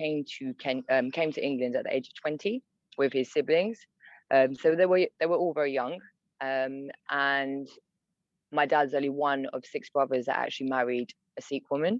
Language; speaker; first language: English; native; English